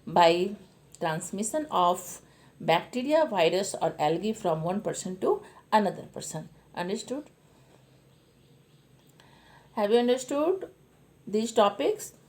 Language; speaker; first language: English; non-native, local second language; Hindi